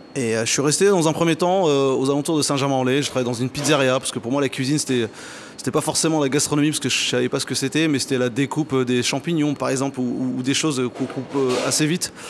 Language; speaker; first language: French; early bilingual, other home language; Arabic